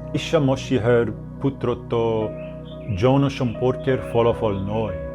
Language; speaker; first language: Bangla; non-native, learner; English